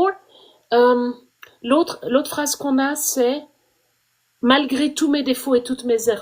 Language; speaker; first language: French; native; French